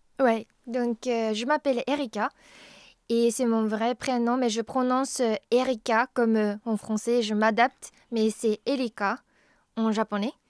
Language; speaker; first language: French; non-native, fluent; Japanese